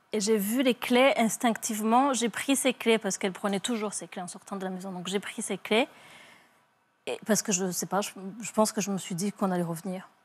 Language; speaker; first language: French; early bilingual, other home language; Kinyarwanda